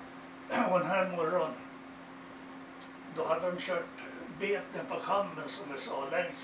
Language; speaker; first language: Swedish; native; Swedish